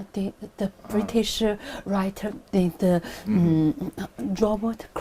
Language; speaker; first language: English; non-native, learner; Chinese